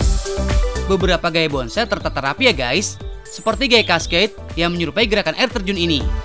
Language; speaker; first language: Indonesian; native; Indonesian